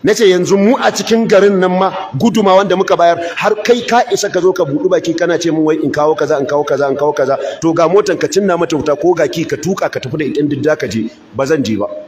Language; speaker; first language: Hausa; native; Hausa